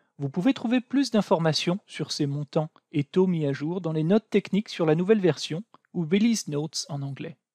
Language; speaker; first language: French; native; French